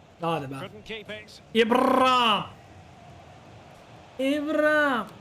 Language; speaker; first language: Turkish; native; Turkish